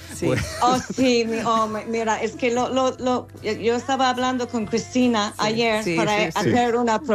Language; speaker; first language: Spanish; non-native, fluent; English